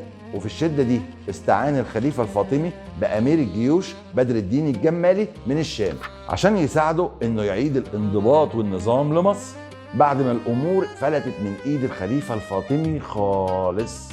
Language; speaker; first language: Arabic; native; Arabic